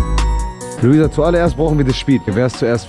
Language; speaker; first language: German; native; German